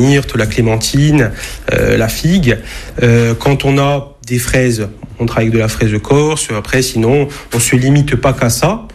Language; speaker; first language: French; native; French